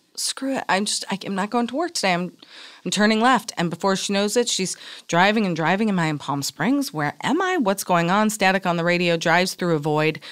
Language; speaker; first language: English; native; English